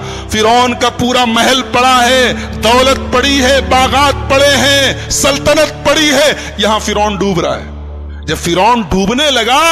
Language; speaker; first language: Urdu; native; Urdu